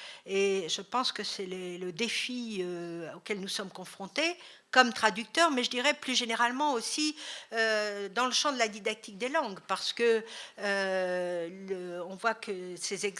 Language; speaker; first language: French; native; French